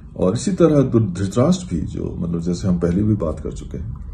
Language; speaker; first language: Hindi; non-native, local second language; Punjabi